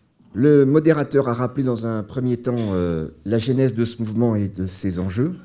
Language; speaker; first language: French; native; French